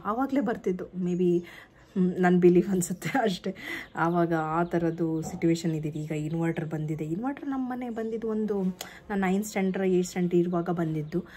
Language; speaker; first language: Kannada; native; Kannada